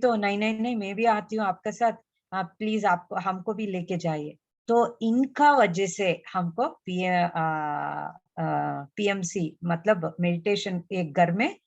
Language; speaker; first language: Hindi; non-native, local second language; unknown